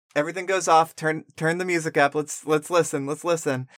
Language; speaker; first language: English; early bilingual, other home language; Spanish